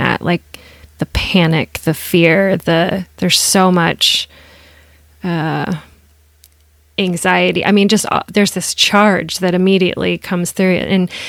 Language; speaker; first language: English; native; English